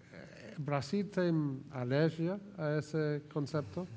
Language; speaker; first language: Portuguese; non-native, fluent; Spanish